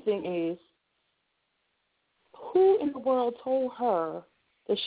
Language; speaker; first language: English; native; English